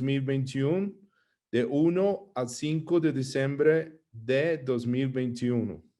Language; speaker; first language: Spanish; native; Spanish